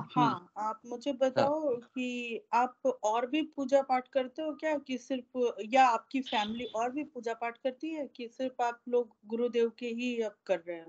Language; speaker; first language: Hindi; native; Hindi